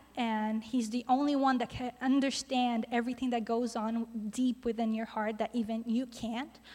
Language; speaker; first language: English; non-native, fluent; Portuguese